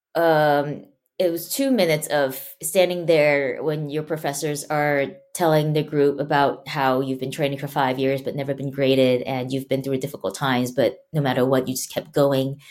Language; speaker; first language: English; non-native, local second language; Chinese